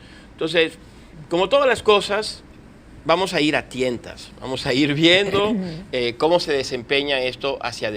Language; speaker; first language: Spanish; native; Spanish